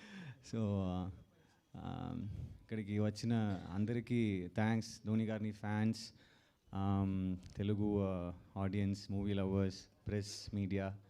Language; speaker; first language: Telugu; non-native, learner; Tamil